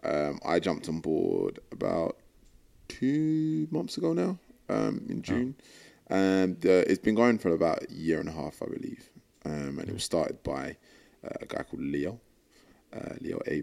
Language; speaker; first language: English; native; English